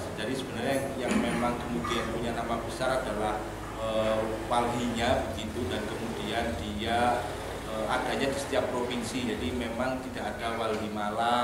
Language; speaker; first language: Indonesian; native; Indonesian